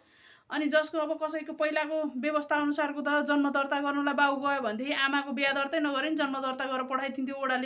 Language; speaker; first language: Nepali; native; Nepali